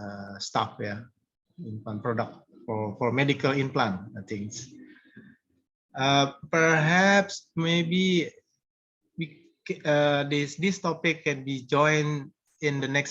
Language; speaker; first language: English; non-native, fluent; Indonesian